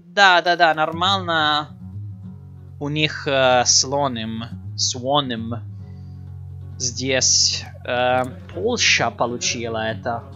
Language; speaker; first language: Russian; non-native, learner; English